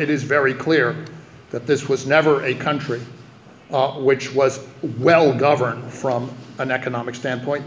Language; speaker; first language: English; native; English